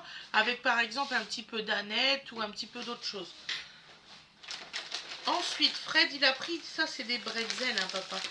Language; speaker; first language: French; native; French